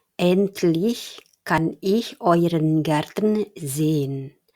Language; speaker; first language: German; non-native, fluent; Indonesian